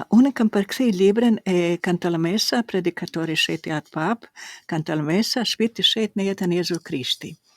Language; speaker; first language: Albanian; non-native, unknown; Croatian